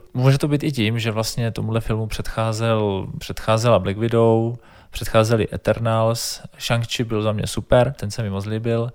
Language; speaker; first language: Czech; native; Czech